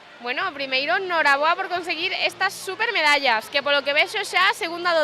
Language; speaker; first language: Galician; native; Galician